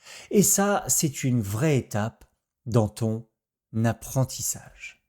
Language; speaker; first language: French; native; French